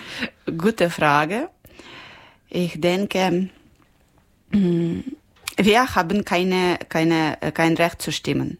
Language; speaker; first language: German; non-native, learner; Ukrainian